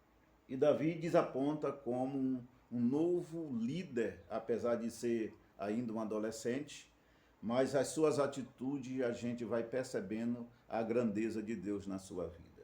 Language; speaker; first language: Portuguese; native; Portuguese